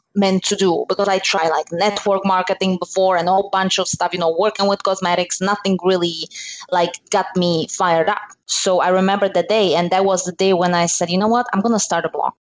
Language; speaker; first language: English; non-native, fluent; Slovak